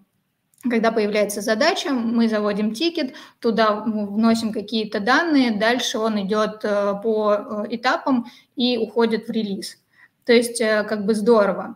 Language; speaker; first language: Russian; native; Russian